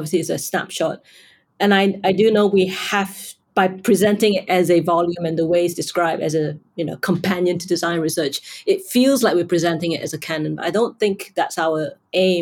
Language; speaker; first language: English; non-native, local second language; Cantonese